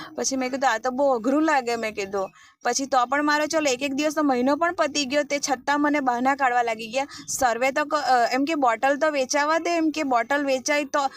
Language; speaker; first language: Gujarati; native; Gujarati